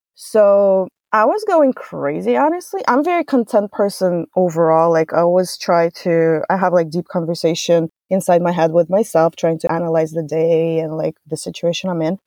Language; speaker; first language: English; non-native, fluent; Russian